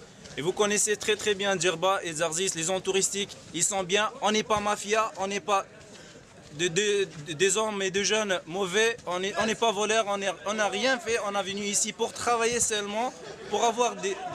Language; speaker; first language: French; non-native, learner; Arabic